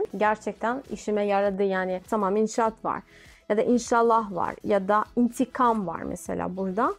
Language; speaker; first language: Turkish; non-native, fluent; Russian